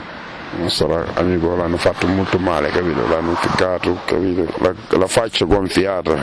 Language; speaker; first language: Italian; non-native, learner; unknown